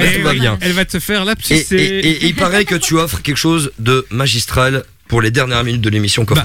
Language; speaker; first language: French; native; French